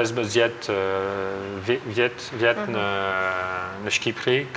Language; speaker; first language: Albanian; non-native, learner; French